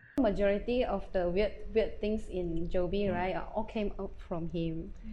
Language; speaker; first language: English; non-native, local second language; Chinese